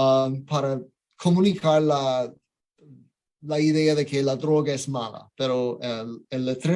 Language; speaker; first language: Spanish; non-native, fluent; English